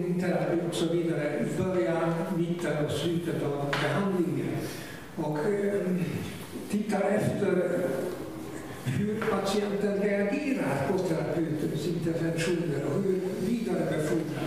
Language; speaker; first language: Swedish; non-native, fluent; German